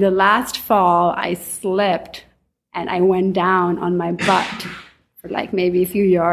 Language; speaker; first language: English; non-native, local second language; Urdu